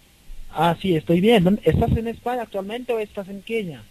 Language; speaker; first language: Spanish; non-native, learner; Wolof